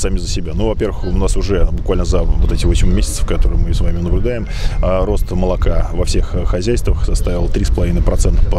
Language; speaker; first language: Russian; native; Russian